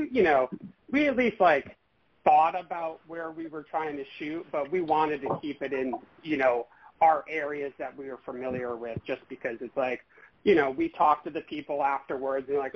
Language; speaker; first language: English; native; English